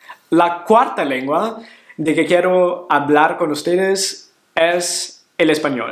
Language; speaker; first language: Spanish; non-native, fluent; Portuguese